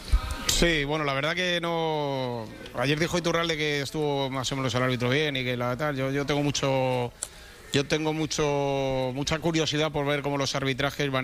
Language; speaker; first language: Spanish; native; Spanish